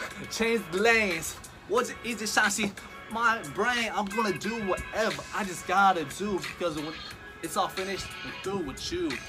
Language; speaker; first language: English; early bilingual, other home language; Chinese